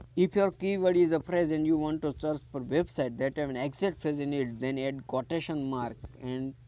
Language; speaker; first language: English; non-native, local second language; Gujarati